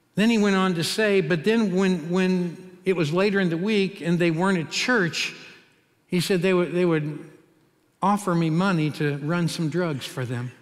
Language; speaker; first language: English; native; English